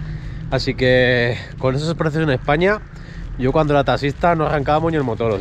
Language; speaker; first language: Spanish; native; Spanish